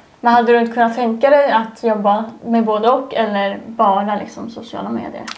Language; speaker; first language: Swedish; native; Swedish